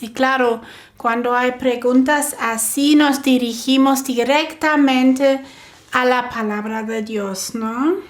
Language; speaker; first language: Spanish; non-native, fluent; German